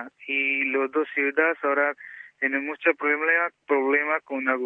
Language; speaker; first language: Spanish; non-native, learner; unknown